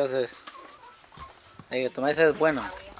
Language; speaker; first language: Spanish; non-native, local second language; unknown